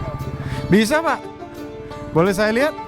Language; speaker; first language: Indonesian; non-native, learner; English